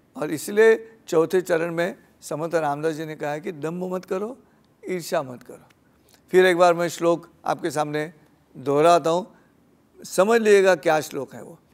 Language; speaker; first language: Hindi; non-native, local second language; Marathi